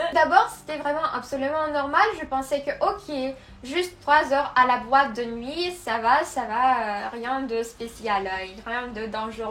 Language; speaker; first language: French; non-native, fluent; Russian